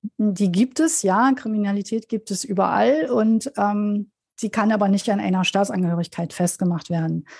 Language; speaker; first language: German; native; German